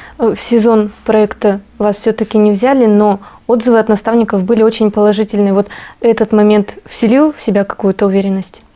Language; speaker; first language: Russian; native; Russian